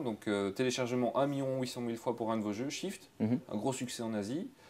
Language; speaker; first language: French; native; French